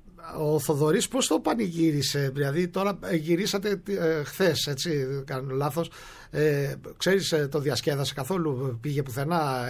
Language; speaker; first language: Greek; native; Greek